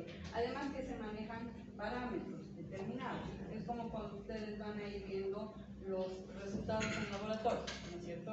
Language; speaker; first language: Spanish; native; Spanish